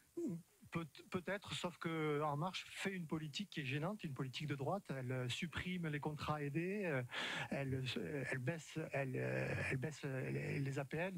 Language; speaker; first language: French; native; French